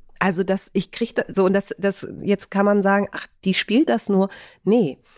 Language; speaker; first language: German; early bilingual, other home language; Greek